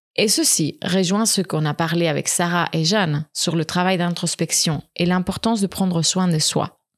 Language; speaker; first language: French; non-native, fluent; Spanish